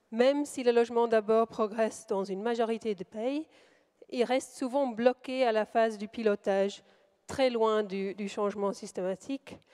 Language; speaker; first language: French; non-native, fluent; English